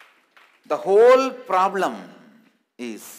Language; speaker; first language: English; non-native, local second language; Tamil